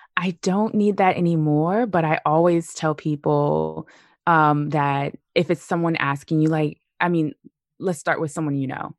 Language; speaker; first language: English; native; English